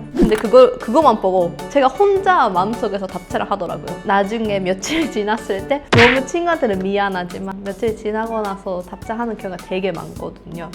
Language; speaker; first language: Korean; non-native, fluent; Japanese